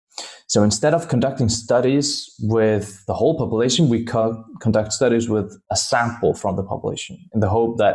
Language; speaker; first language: English; non-native, fluent; Danish